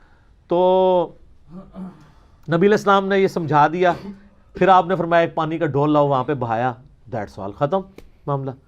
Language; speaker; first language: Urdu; non-native, local second language; Punjabi